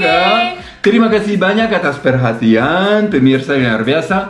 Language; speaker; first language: Indonesian; non-native, learner; French